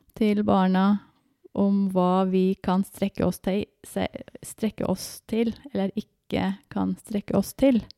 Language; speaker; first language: Norwegian; non-native, fluent; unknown